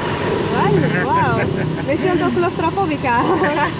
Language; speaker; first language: Spanish; non-native, learner; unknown